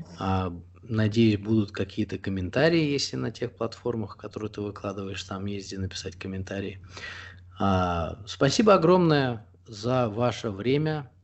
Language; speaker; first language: Russian; native; Russian